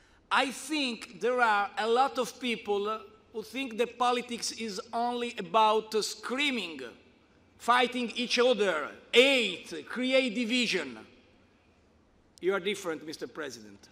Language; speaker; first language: English; non-native, fluent; Italian